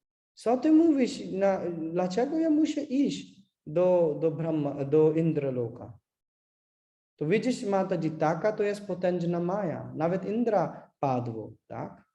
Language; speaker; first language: Polish; non-native, learner; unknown